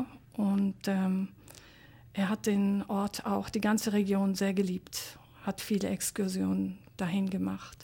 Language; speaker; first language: German; native; German